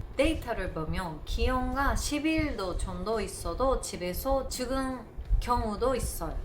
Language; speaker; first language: Korean; non-native, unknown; Japanese